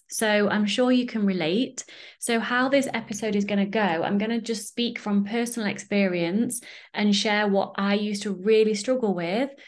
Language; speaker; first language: English; native; English